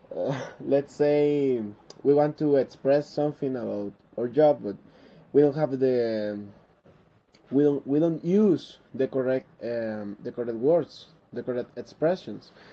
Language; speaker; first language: English; non-native, learner; Spanish